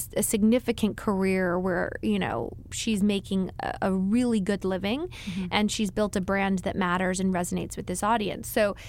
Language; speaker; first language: English; native; English